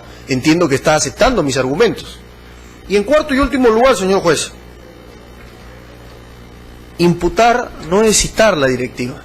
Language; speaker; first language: Spanish; native; Spanish